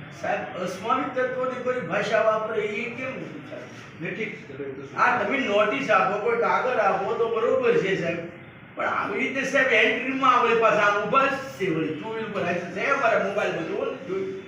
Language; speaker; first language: Gujarati; non-native, local second language; Sindhi